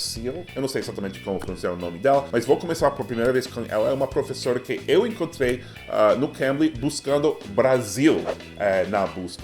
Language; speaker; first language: Portuguese; non-native, fluent; English